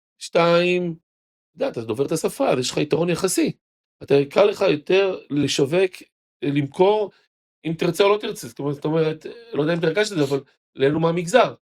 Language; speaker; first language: Hebrew; native; Hebrew